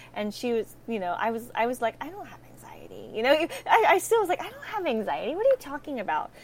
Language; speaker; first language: English; native; English